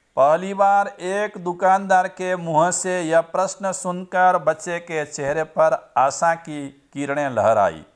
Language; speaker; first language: Hindi; non-native, local second language; Gujarati